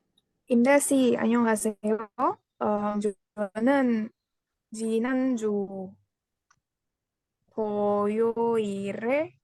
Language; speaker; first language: Korean; non-native, learner; Indonesian